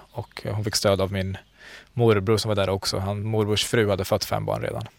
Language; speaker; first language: Swedish; early bilingual, other home language; Central Kurdish